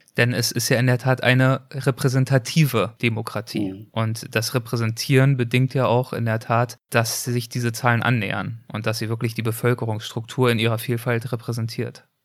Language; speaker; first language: German; native; German